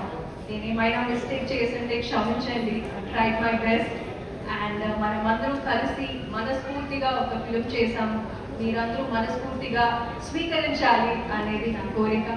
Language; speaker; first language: Telugu; non-native, learner; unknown